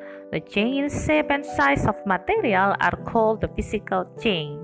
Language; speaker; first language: English; non-native, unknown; Indonesian